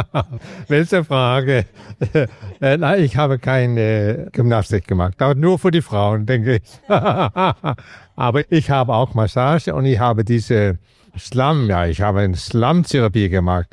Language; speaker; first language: German; non-native, learner; Danish